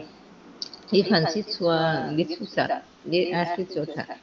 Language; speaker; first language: English; non-native, learner; Vietnamese